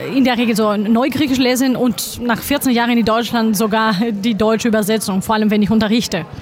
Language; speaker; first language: German; non-native, fluent; Greek